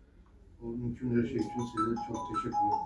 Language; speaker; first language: Turkish; non-native, learner; Georgian